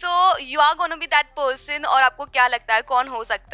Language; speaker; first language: Hindi; native; Hindi